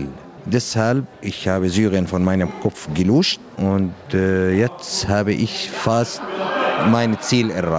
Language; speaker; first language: German; non-native, learner; Arabic